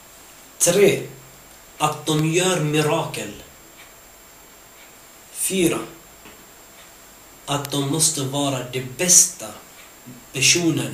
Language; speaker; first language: Swedish; early bilingual, other home language; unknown